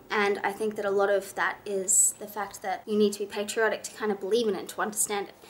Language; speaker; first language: English; native; English